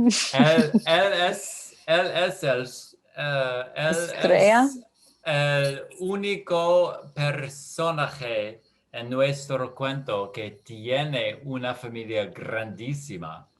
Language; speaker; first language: Spanish; non-native, learner; English